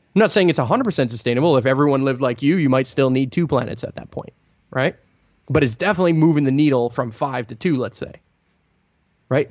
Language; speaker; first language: English; non-native, fluent; Italian